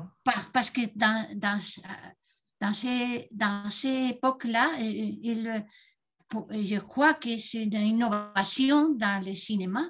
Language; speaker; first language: French; non-native, fluent; Spanish